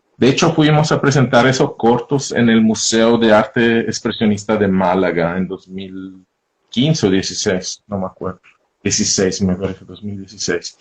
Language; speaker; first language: Spanish; non-native, fluent; Italian